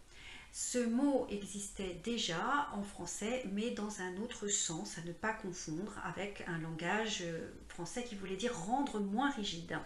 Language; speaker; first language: French; native; French